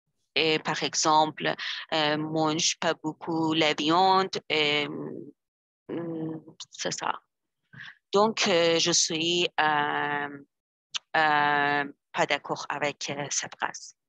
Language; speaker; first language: French; non-native, learner; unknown